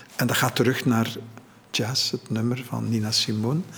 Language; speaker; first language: Dutch; native; Dutch